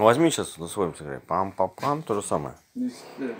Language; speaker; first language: Russian; native; Russian